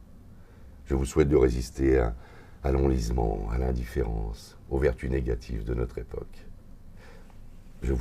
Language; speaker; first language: French; native; French